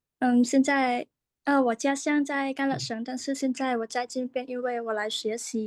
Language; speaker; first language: Chinese; non-native, learner; Khmer